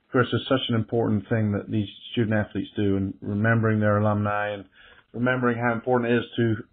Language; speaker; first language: English; native; English